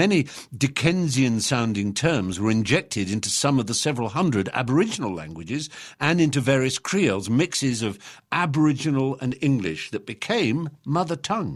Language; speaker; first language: English; native; English